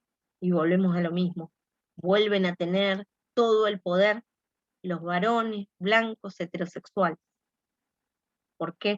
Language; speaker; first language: Spanish; native; Spanish